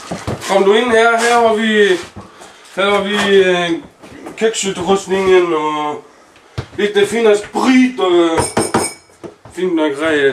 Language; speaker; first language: Norwegian; non-native, learner; Swedish